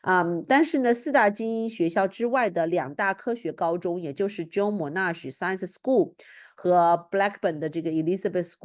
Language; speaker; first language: Chinese; native; Chinese